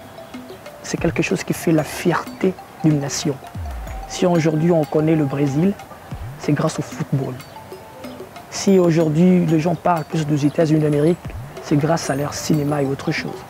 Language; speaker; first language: French; non-native, local second language; Lingala